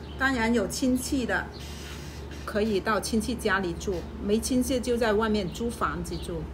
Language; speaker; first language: Chinese; non-native, local second language; Cantonese